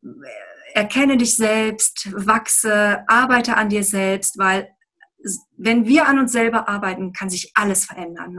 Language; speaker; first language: German; native; German